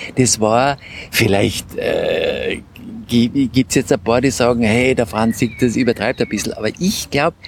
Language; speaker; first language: German; native; German